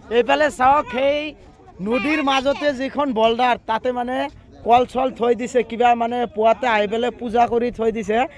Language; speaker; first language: Assamese; non-native, local second language; Bangla